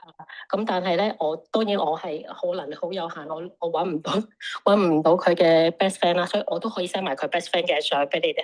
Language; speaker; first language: Cantonese; native; Cantonese